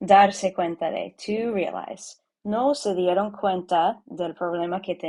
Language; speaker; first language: Spanish; non-native, fluent; English